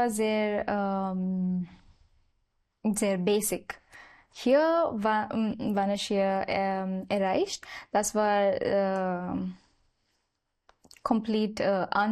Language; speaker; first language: German; non-native, learner; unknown